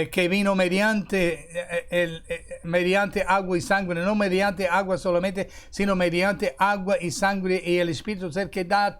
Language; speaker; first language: Spanish; non-native, fluent; English